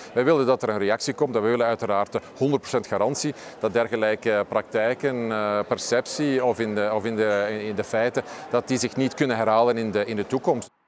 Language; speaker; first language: Dutch; native; Dutch